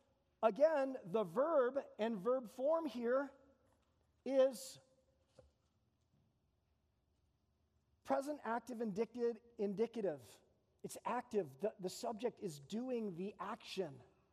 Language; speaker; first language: English; native; English